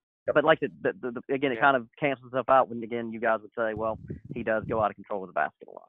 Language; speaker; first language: English; native; English